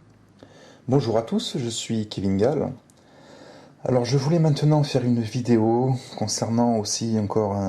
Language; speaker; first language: French; native; French